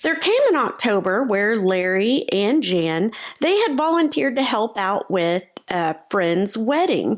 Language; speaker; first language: English; native; English